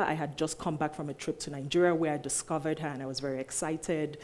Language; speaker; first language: English; non-native, local second language; Igbo